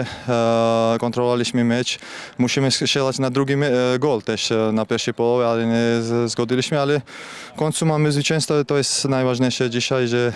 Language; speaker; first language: Polish; non-native, fluent; Georgian